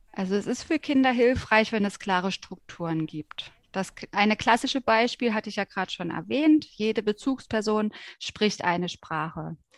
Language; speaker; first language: German; native; German